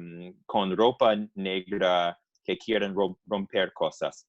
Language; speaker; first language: Spanish; non-native, fluent; English